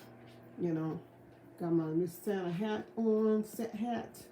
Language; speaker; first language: English; native; English